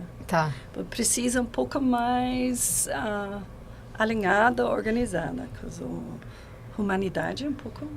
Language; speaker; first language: Portuguese; non-native, learner; English